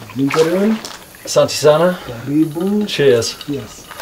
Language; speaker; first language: English; native; English